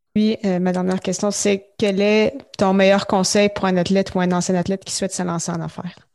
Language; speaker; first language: French; native; French